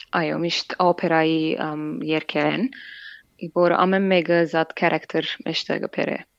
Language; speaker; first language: Armenian; native; Armenian